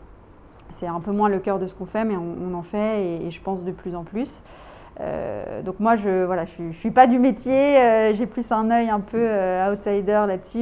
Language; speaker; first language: French; native; French